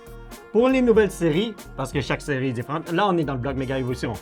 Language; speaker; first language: French; native; French